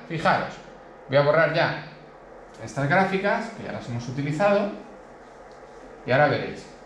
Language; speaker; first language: Spanish; native; Spanish